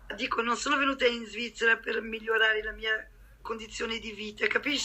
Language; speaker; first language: Italian; non-native, fluent; French